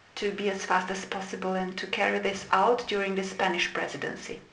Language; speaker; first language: English; non-native, fluent; Slovenian